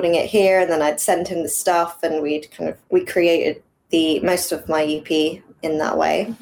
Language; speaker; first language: English; native; English